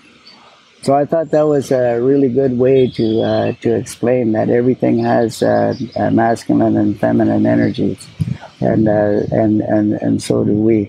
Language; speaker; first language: English; native; English